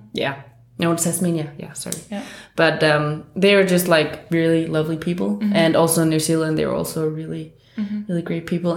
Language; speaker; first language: English; non-native, fluent; Danish